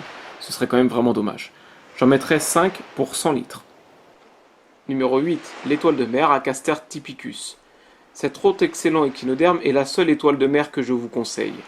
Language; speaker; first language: French; native; French